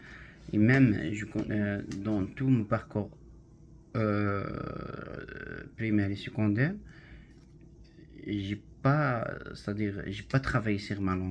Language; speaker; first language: French; non-native, learner; Arabic